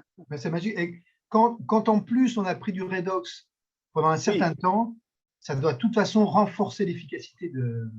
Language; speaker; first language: French; native; French